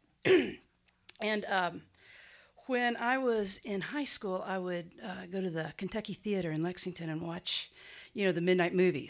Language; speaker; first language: English; native; English